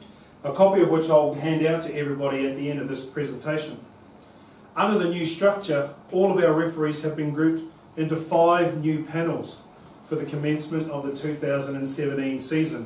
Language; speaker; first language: English; native; English